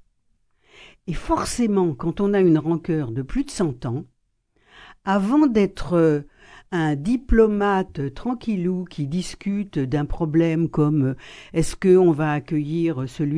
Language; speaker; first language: French; native; French